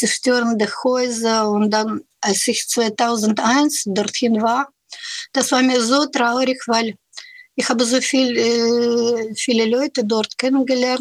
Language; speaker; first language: German; non-native, learner; Russian